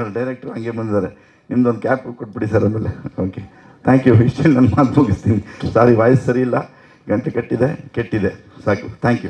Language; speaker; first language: Kannada; native; Kannada